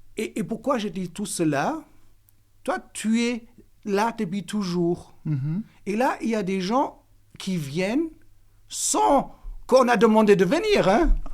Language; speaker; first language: French; non-native, fluent; German